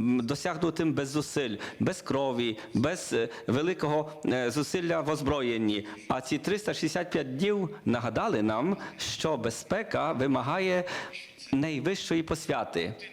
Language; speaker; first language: Ukrainian; non-native, learner; Polish